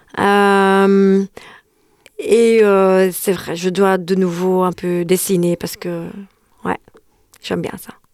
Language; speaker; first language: French; non-native, local second language; Dutch